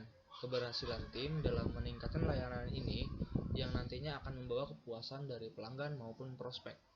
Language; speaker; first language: Indonesian; native; Indonesian